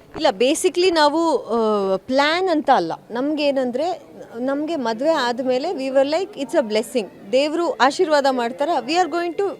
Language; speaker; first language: Kannada; non-native, local second language; Kodava